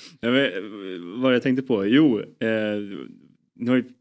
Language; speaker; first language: Swedish; native; Swedish